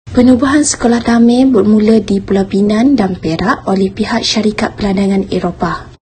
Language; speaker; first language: Malay; native; Malay